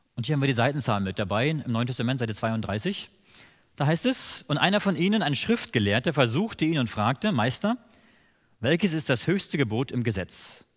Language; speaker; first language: German; native; German